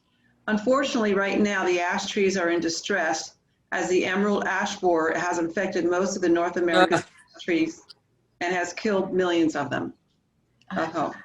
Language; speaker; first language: English; native; English